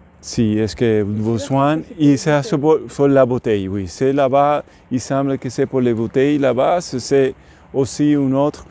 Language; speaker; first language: French; non-native, learner; English